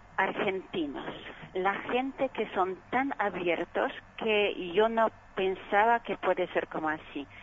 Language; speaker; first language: Spanish; non-native, fluent; Polish